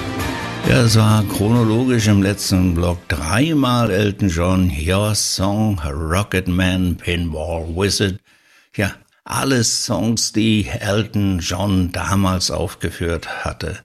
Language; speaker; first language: German; native; German